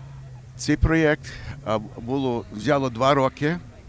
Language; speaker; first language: Ukrainian; early bilingual, heritage; Ukrainian